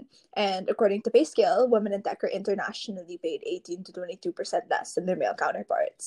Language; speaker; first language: English; non-native, local second language; Filipino